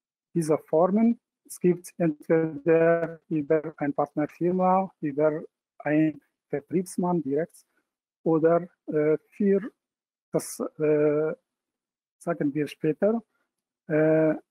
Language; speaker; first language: German; non-native, fluent; Arabic